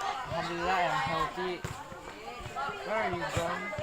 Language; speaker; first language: English; non-native, learner; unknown